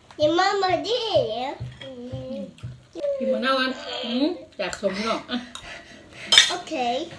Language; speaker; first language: Swedish; non-native, learner; Thai